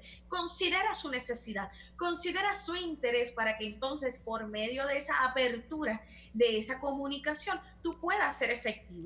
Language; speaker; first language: Spanish; native; Spanish